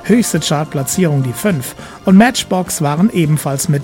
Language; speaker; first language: German; native; German